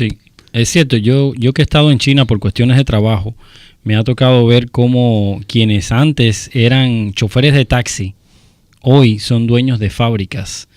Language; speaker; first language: Spanish; native; Spanish